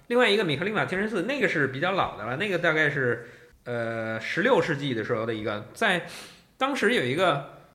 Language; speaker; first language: Chinese; native; Chinese